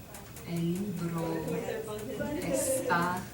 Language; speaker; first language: Spanish; non-native, fluent; English